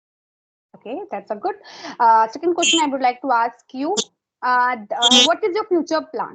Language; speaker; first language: English; non-native, fluent; Hindi